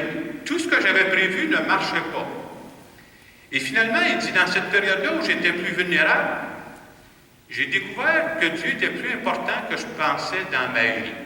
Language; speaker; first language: French; native; French